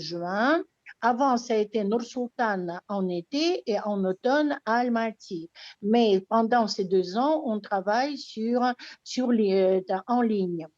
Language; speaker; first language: French; non-native, fluent; Russian